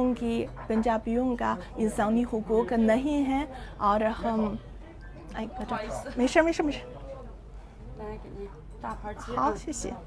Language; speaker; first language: Hindi; non-native, fluent; Chinese